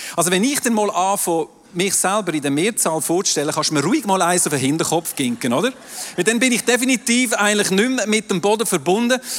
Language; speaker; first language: German; non-native, local second language; French